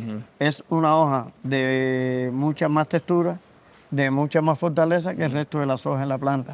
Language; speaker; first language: Spanish; native; Spanish